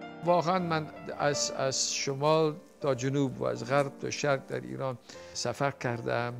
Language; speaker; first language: Persian; non-native, fluent; Dutch